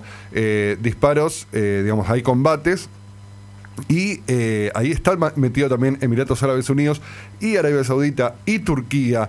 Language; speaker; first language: Spanish; native; Spanish